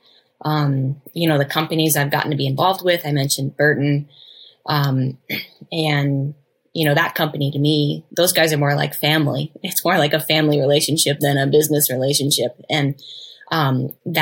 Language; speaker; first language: English; native; English